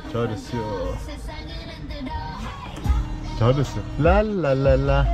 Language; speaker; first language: Korean; early bilingual, heritage; English